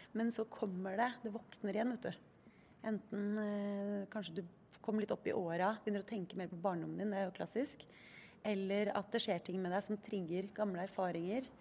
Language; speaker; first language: Norwegian; native; Norwegian